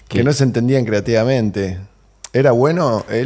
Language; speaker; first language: Spanish; native; Spanish